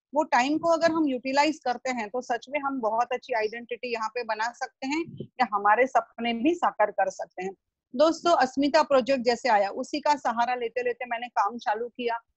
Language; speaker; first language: Hindi; non-native, local second language; Gujarati